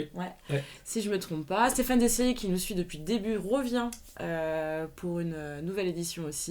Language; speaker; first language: French; native; French